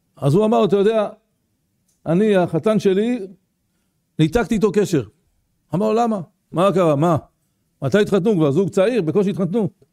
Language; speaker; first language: Hebrew; native; Hebrew